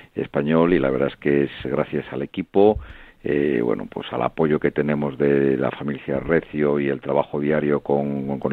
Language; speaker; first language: Spanish; native; Spanish